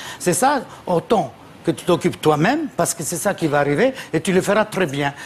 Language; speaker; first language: French; non-native, fluent; Italian